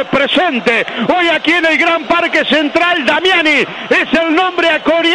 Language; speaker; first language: Spanish; native; Spanish